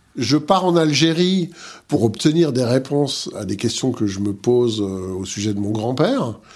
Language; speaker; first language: French; native; French